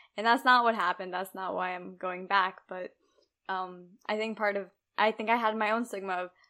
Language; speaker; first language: English; early bilingual, other home language; Urdu